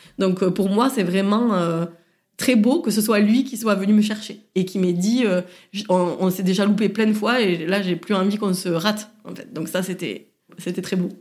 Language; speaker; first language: French; native; French